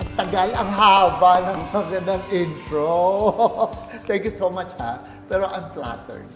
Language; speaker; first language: Filipino; native; Filipino